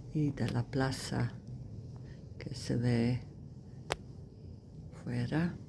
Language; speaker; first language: Spanish; non-native, fluent; Croatian